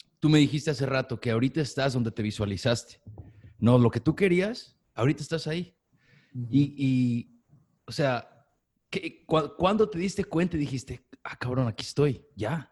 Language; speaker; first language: Spanish; native; Spanish